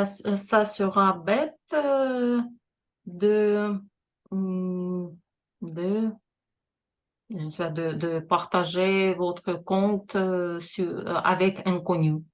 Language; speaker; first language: French; non-native, learner; Russian